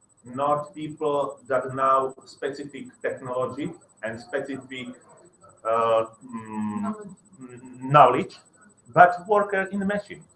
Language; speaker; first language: English; non-native, learner; Slovak